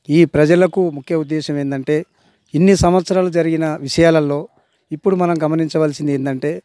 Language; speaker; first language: Telugu; native; Telugu